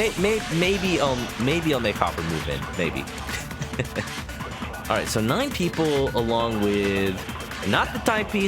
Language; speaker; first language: English; native; English